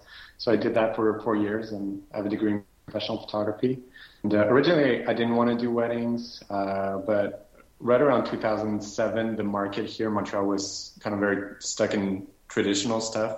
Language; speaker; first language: English; native; English